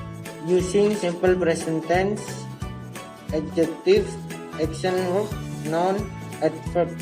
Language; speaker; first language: English; non-native, learner; Indonesian